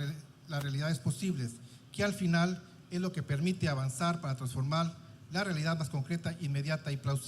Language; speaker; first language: Spanish; native; Spanish